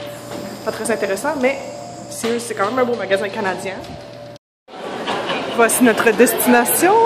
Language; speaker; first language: French; native; French